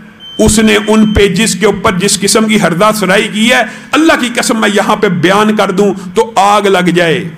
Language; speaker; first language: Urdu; non-native, local second language; Punjabi